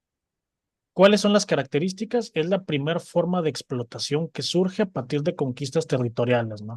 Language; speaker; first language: Spanish; native; Spanish